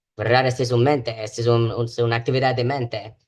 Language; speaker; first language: Spanish; non-native, learner; English